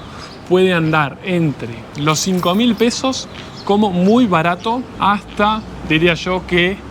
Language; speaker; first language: Spanish; native; Spanish